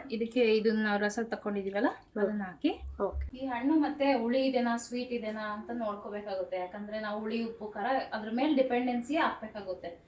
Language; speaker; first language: Kannada; native; Kannada